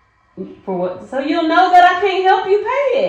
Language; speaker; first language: English; native; English